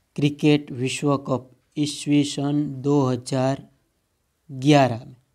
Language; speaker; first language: Hindi; non-native, local second language; Gujarati